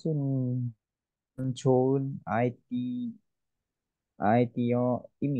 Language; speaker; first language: Korean; non-native, learner; Vietnamese